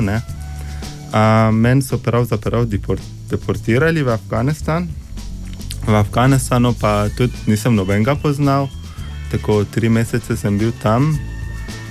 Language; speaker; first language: Slovenian; non-native, fluent; Persian